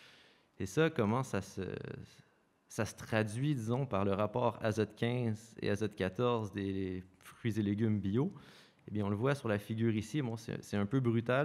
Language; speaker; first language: French; native; French